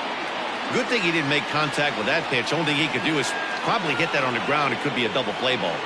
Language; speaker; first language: English; native; English